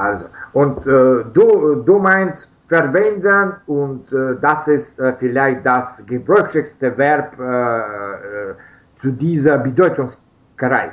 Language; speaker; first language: German; non-native, learner; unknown